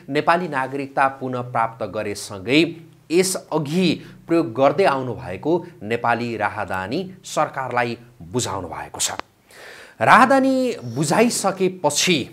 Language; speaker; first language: Nepali; native; Nepali